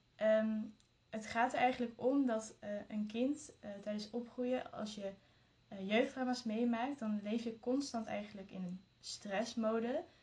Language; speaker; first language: Dutch; early bilingual, other home language; French